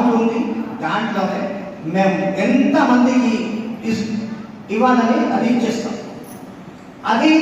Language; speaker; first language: Telugu; non-native, local second language; Urdu